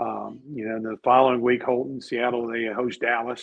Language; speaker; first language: English; native; English